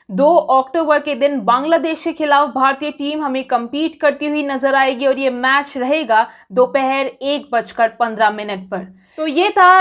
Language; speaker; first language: Hindi; native; Hindi